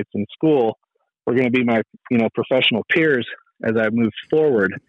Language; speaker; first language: English; native; English